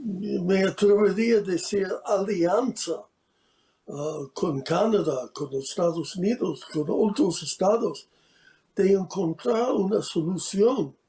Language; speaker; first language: Spanish; non-native, fluent; English